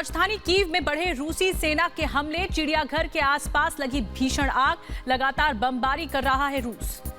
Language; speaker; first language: Hindi; native; Hindi